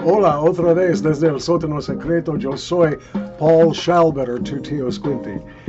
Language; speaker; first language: Spanish; non-native, fluent; English